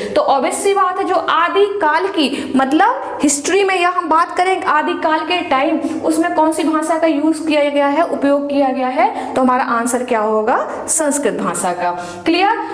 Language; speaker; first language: Hindi; native; Hindi